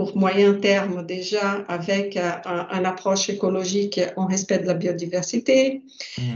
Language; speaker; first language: French; non-native, fluent; Portuguese